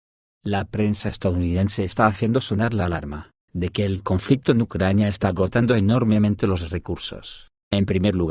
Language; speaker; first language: Spanish; native; Spanish